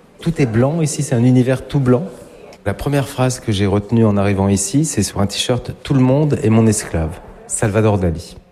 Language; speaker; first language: French; native; French